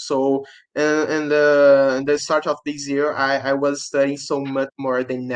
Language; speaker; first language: English; non-native, learner; Portuguese